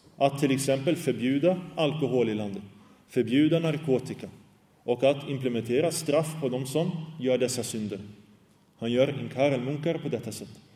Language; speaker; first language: Swedish; early bilingual, other home language; Arabic